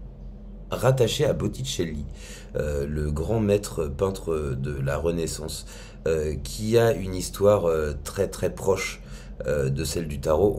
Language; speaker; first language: French; native; French